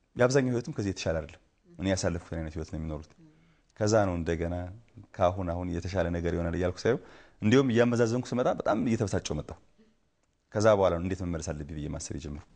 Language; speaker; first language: Amharic; native; Amharic